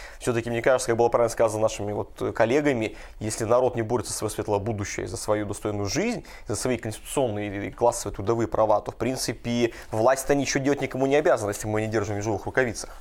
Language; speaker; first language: Russian; native; Russian